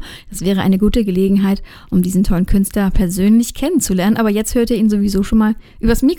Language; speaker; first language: German; native; German